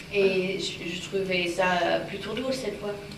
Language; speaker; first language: French; non-native, fluent; English